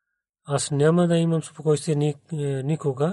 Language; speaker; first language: Bulgarian; non-native, learner; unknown